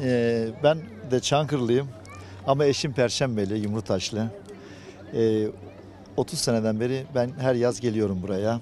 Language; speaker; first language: Turkish; native; Turkish